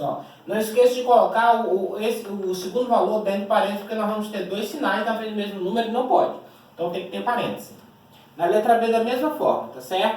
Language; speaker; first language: Portuguese; native; Portuguese